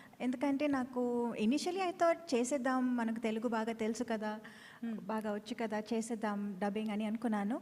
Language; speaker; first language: Telugu; non-native, fluent; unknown